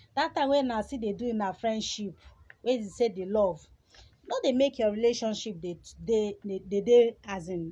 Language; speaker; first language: Nigerian Pidgin; non-native, local second language; Igbo